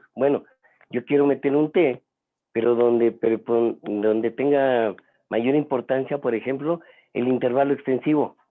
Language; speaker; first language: Spanish; native; Spanish